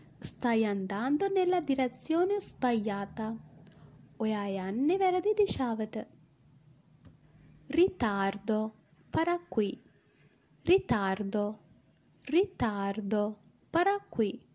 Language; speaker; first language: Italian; non-native, fluent; Sinhala